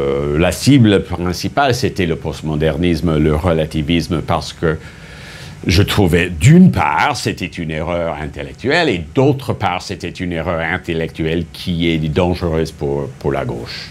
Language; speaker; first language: French; non-native, fluent; English